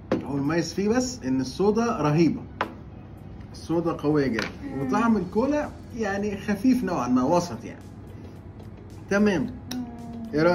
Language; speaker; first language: Arabic; native; Arabic